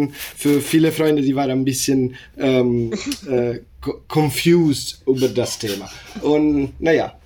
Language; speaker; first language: German; non-native, learner; Italian